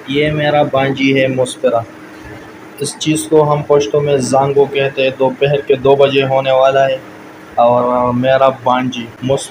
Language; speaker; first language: Urdu; non-native, local second language; Pashto